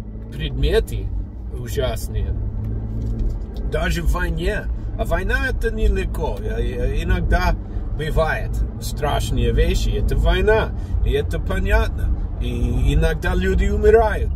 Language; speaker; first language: Russian; non-native, learner; English